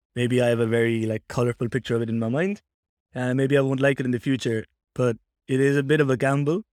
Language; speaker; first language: English; native; English